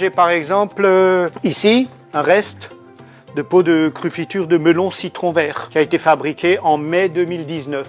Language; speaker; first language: French; native; French